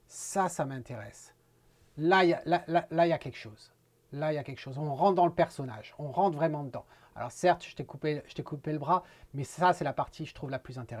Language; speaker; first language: French; native; French